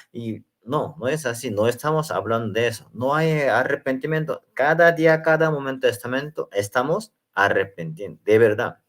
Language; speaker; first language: Spanish; non-native, learner; Korean